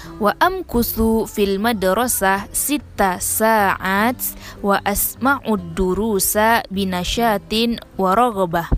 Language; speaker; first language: Arabic; non-native, learner; Indonesian